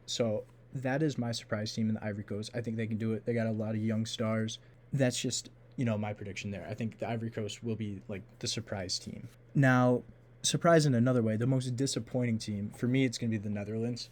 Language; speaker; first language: English; native; English